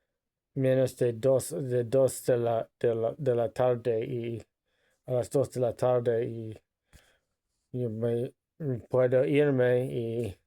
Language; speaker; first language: Spanish; non-native, learner; English